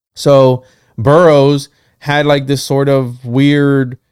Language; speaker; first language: English; non-native, fluent; Spanish